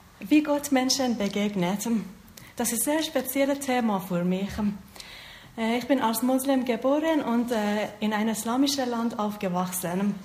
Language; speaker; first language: German; non-native, learner; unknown